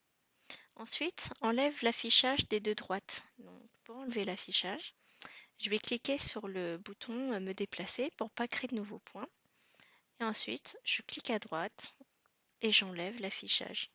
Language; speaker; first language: French; native; French